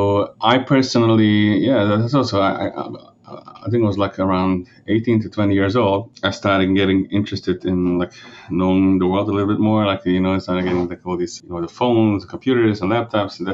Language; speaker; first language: English; early bilingual, other home language; Yiddish